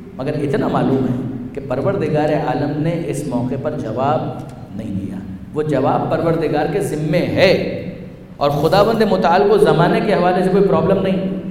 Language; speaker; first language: Urdu; non-native, local second language; Punjabi